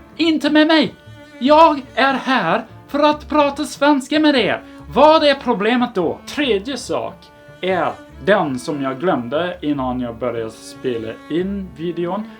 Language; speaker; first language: Swedish; non-native, fluent; English